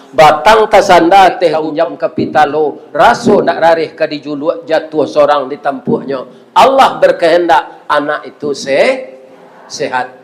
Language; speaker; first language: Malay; non-native, local second language; Minangkabau